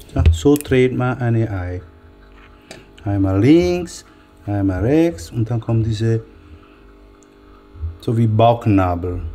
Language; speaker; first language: German; non-native, learner; Italian